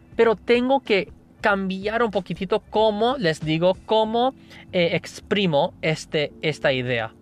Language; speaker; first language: Spanish; non-native, fluent; English